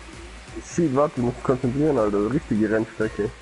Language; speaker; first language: German; native; German